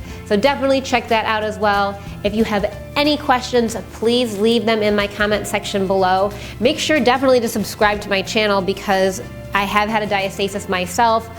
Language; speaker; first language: English; native; English